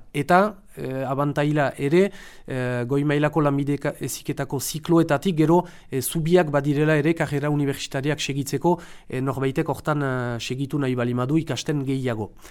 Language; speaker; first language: Basque; native; Basque